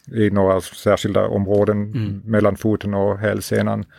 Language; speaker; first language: Swedish; non-native, fluent; English